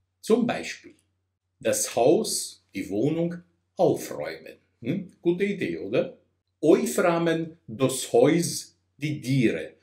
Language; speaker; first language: German; non-native, fluent; Russian